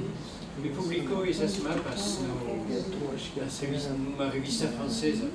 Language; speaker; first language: Portuguese; non-native, learner; French